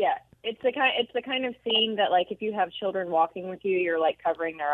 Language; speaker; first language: English; native; English